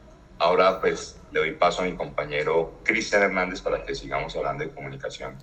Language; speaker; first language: Spanish; native; Spanish